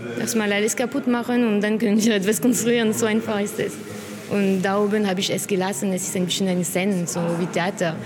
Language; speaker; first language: German; non-native, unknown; French